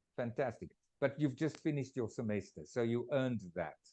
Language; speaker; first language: English; non-native, fluent; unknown